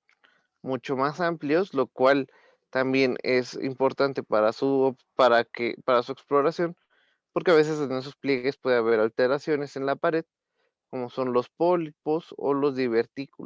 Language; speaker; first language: Spanish; native; Spanish